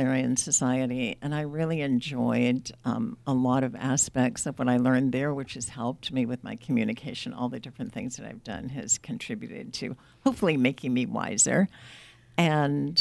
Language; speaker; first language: English; native; English